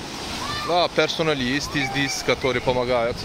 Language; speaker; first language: Russian; non-native, learner; Turkish